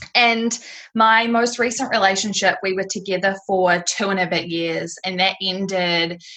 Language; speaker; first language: English; native; English